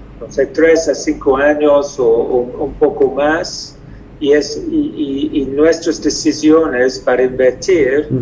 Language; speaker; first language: Spanish; non-native, fluent; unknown